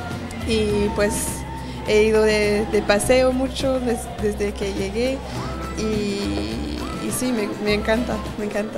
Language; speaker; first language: Spanish; non-native, fluent; English